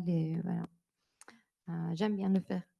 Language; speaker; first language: French; non-native, learner; Persian